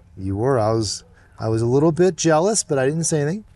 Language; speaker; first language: English; native; English